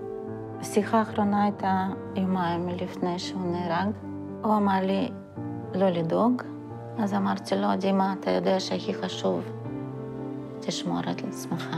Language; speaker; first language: Hebrew; non-native, fluent; Russian